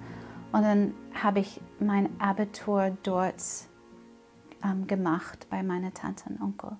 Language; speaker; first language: German; non-native, fluent; English